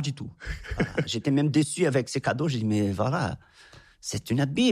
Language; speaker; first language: French; non-native, fluent; Portuguese